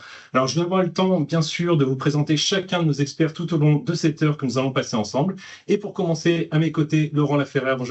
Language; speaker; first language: French; native; French